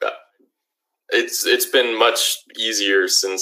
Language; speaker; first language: English; native; English